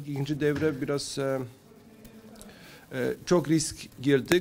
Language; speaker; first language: Turkish; early bilingual, heritage; Turkish